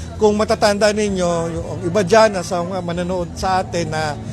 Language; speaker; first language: Filipino; native; Filipino